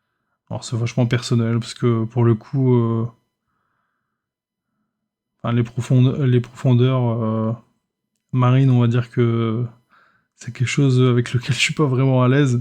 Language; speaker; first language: French; native; French